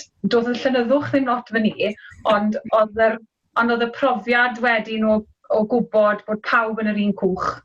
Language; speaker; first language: Welsh; native; Welsh